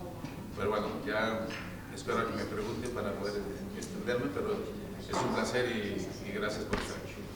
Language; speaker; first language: Spanish; native; Spanish